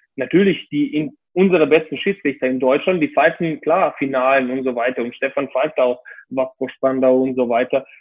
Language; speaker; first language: German; non-native, fluent; Serbian